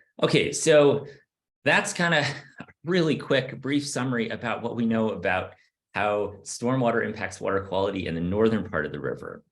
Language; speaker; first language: English; native; English